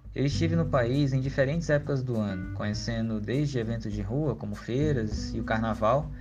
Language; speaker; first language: Portuguese; native; Portuguese